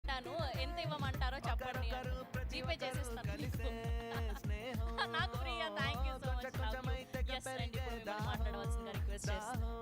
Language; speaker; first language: Telugu; native; Telugu